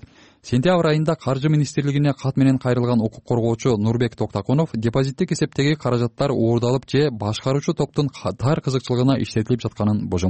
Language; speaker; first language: Kyrgyz; native; Kyrgyz